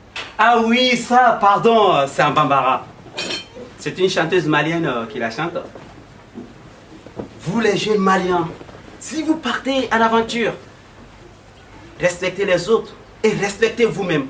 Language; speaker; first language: French; non-native, local second language; Bambara